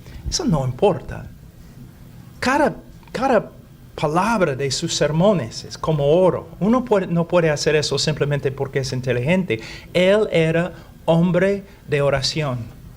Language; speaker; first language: Spanish; non-native, fluent; English